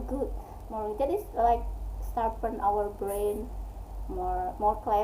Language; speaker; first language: English; non-native, learner; Indonesian